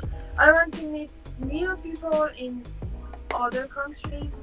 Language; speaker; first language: English; non-native, learner; Persian